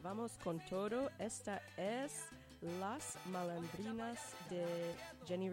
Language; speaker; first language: Spanish; non-native, learner; English